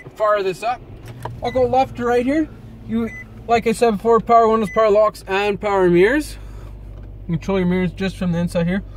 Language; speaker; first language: English; native; English